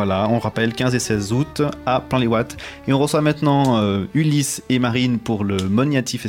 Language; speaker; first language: French; native; French